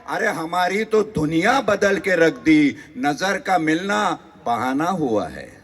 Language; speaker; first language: Hindi; non-native, local second language; Marathi